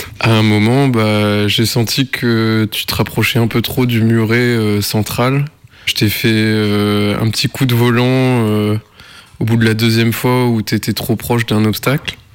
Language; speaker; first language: French; native; French